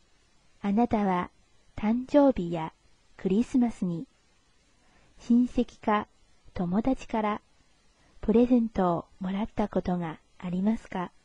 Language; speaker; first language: Japanese; non-native, fluent; Chinese